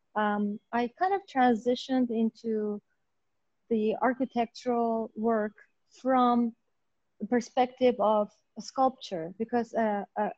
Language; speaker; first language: English; native; English